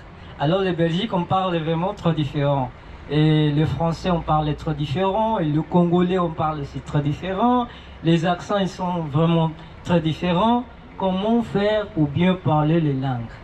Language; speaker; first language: French; non-native, learner; Portuguese